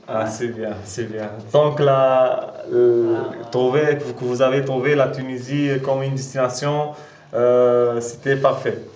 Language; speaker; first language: French; non-native, local second language; Arabic